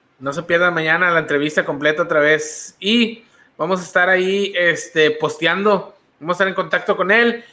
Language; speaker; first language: Spanish; native; Spanish